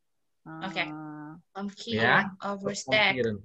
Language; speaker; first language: Dutch; non-native, learner; Indonesian